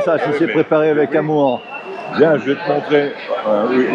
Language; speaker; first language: French; native; French